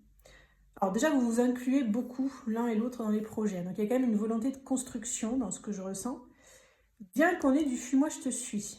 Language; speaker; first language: French; native; French